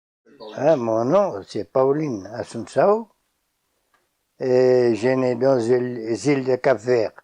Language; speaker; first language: French; non-native, learner; Portuguese